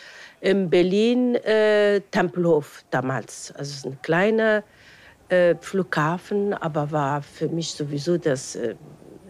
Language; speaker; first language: German; non-native, fluent; Arabic